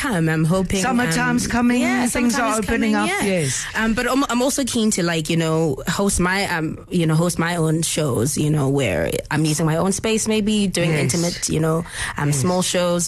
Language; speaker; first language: English; non-native, local second language; Zulu